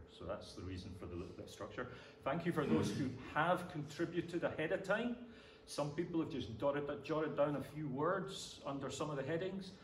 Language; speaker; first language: English; native; English